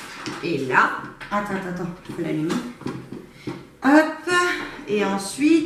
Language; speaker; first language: French; native; French